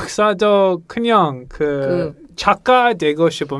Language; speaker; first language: Korean; non-native, learner; English